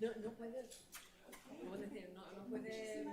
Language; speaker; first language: Spanish; non-native, fluent; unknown